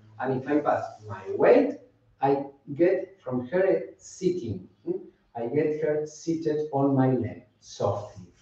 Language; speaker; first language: English; non-native, fluent; Spanish